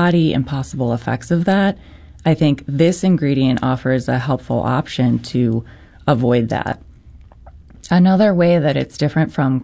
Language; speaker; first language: English; native; English